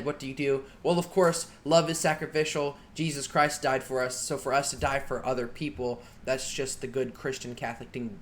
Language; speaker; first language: English; native; English